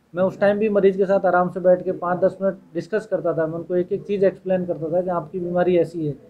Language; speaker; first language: Hindi; native; Hindi